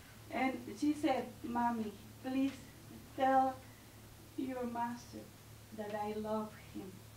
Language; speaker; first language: English; non-native, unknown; Spanish